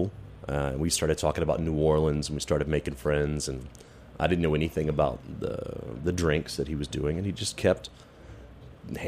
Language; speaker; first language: English; native; English